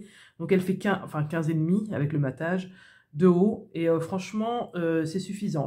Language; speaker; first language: French; native; French